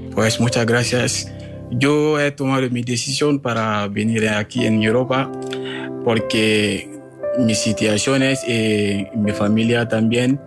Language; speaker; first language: Spanish; non-native, learner; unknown